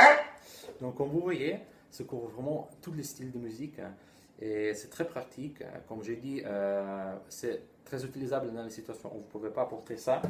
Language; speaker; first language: French; non-native, fluent; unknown